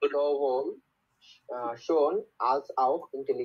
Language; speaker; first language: German; non-native, learner; Bangla